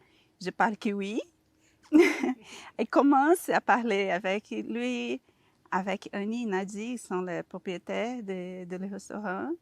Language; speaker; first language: French; non-native, learner; Portuguese